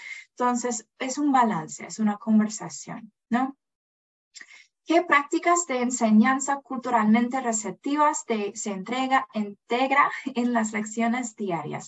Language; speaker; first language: Spanish; non-native, fluent; English